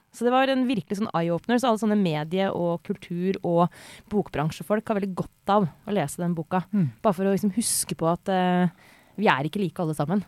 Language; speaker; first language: Norwegian; native; Norwegian